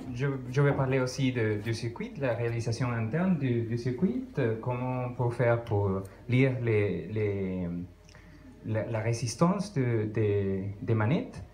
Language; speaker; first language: French; non-native, fluent; Spanish